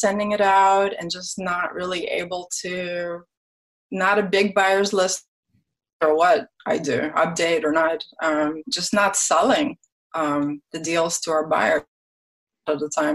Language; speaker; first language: English; early bilingual, other home language; Ukrainian